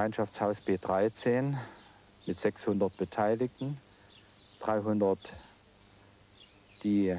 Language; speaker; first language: German; native; German